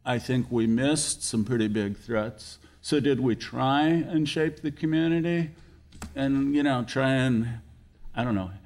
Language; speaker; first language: English; native; English